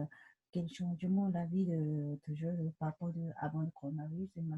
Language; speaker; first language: French; non-native, learner; Japanese